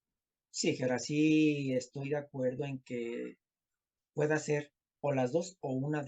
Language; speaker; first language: Spanish; native; Spanish